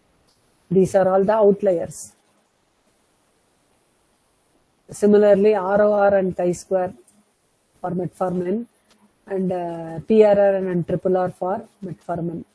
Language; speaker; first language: English; non-native, local second language; Tamil